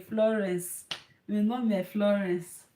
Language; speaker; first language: Italian; non-native, learner; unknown